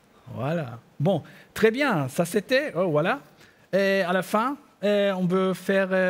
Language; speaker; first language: French; non-native, learner; German